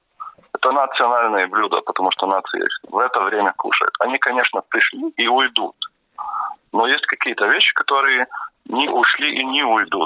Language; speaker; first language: Russian; non-native, local second language; Latvian